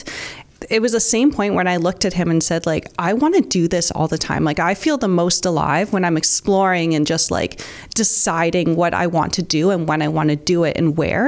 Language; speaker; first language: English; native; English